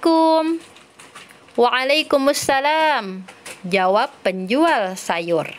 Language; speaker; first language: Indonesian; native; Indonesian